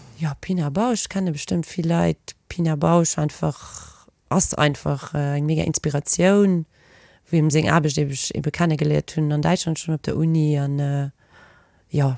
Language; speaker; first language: Luxembourgish; native; Luxembourgish